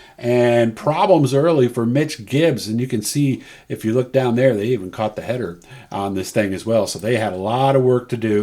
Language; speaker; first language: English; native; English